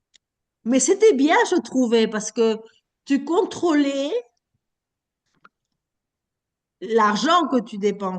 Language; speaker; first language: French; non-native, fluent; Spanish